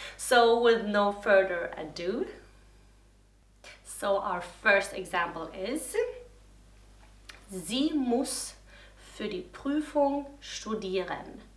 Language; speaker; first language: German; non-native, fluent; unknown